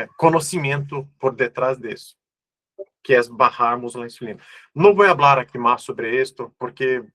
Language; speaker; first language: Spanish; non-native, learner; Portuguese